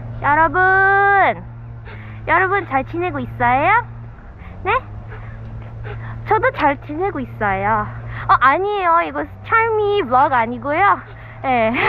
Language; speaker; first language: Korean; non-native, fluent; Filipino